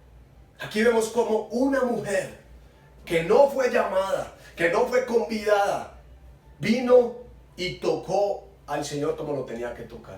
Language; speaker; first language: Spanish; native; Spanish